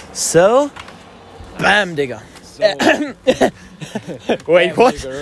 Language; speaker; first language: English; non-native, learner; German